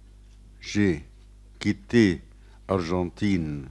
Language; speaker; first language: French; non-native, learner; Arabic